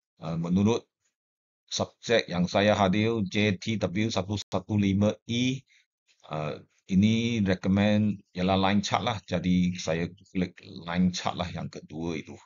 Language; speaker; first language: Malay; non-native, local second language; Chinese